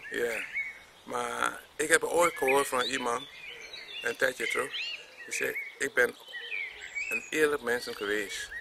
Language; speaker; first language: Dutch; non-native, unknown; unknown